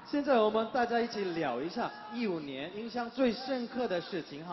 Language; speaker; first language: Chinese; non-native, fluent; Korean